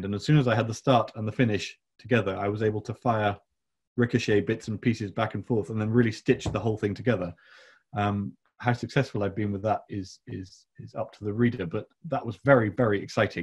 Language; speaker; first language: English; native; English